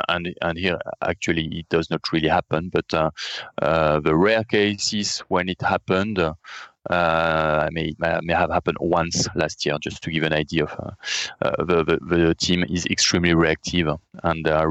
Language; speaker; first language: English; non-native, fluent; French